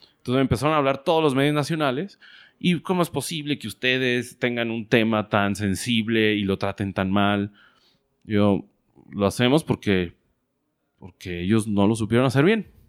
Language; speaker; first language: Spanish; native; Spanish